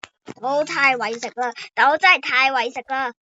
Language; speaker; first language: Chinese; early bilingual, heritage; Cantonese